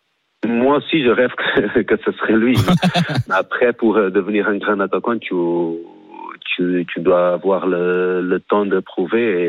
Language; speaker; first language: French; non-native, fluent; Portuguese